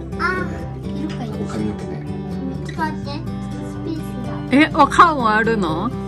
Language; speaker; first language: Japanese; non-native, fluent; Thai